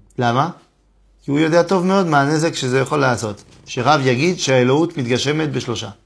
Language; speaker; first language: Hebrew; non-native, fluent; French